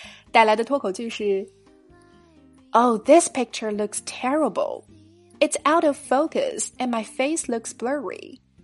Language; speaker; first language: English; non-native, fluent; Chinese